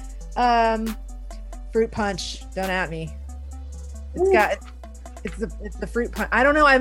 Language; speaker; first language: English; early bilingual, other home language; Persian